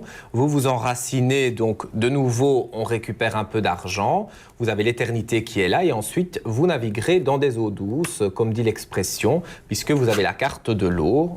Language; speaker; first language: French; native; French